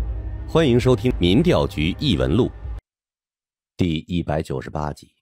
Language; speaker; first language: Chinese; native; Chinese